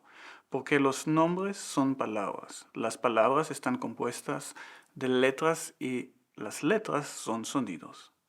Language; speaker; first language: Spanish; non-native, fluent; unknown